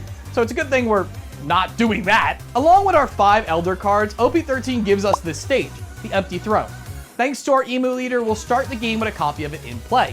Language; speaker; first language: English; native; English